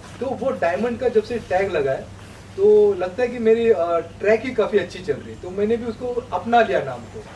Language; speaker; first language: Hindi; non-native, local second language; Marathi